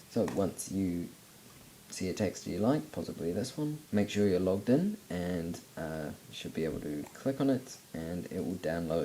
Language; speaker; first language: English; native; English